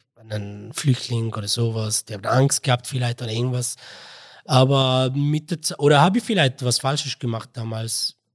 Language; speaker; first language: German; non-native, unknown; Arabic